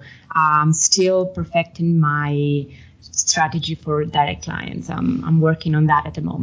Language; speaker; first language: English; non-native, fluent; Italian